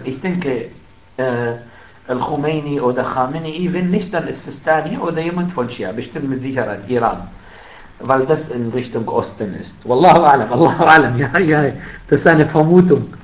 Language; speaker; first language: German; non-native, fluent; Arabic